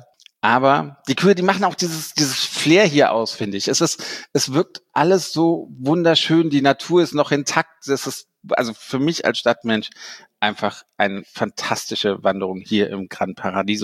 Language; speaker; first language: German; native; German